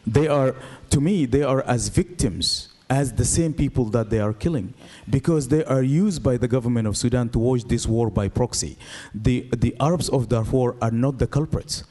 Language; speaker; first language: English; non-native, fluent; Arabic